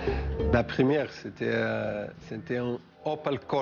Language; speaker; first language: French; non-native, fluent; Portuguese